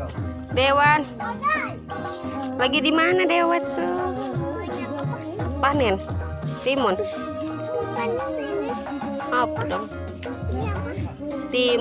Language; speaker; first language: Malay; non-native, local second language; Sundanese